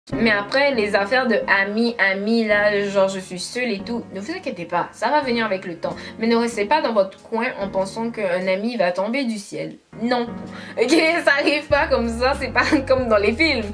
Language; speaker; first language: French; native; French